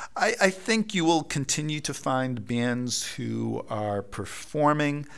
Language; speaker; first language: English; native; English